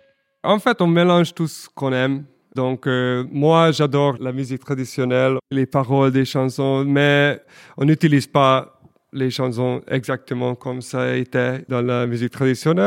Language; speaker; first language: French; non-native, fluent; Hungarian